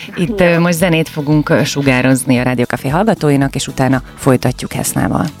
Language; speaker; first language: Hungarian; native; Hungarian